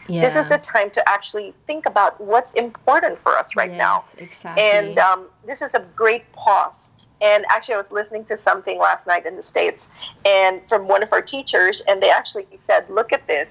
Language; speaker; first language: English; non-native, local second language; Filipino